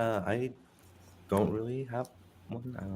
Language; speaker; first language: English; native; English